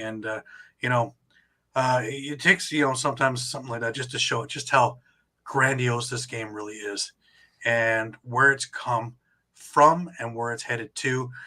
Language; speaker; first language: English; native; English